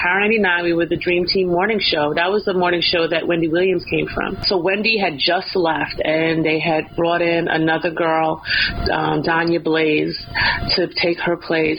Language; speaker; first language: English; native; English